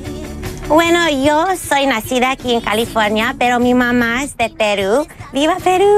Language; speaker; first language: Spanish; early bilingual, heritage; English